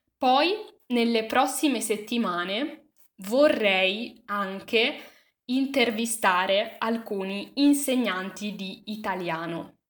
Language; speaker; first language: Italian; native; Italian